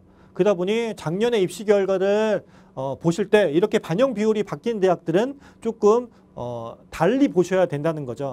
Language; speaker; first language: Korean; native; Korean